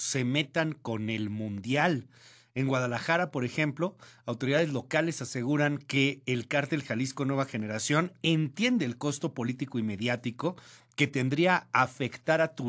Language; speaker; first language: Spanish; native; Spanish